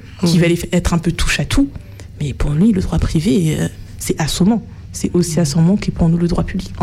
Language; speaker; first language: French; native; French